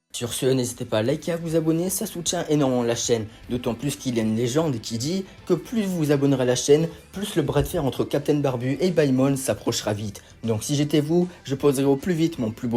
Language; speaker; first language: French; native; French